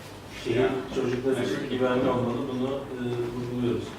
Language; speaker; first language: Turkish; native; Turkish